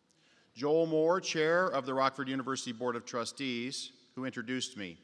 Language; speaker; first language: English; native; English